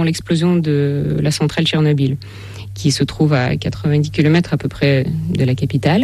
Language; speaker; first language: French; non-native, fluent; Russian